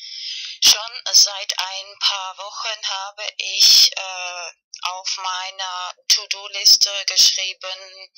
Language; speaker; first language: German; non-native, fluent; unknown